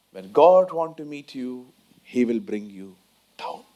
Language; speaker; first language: English; non-native, local second language; Hindi